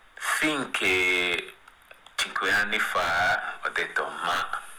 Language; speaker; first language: Italian; non-native, fluent; English